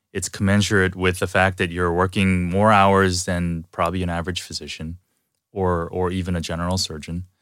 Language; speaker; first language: English; early bilingual, other home language; Korean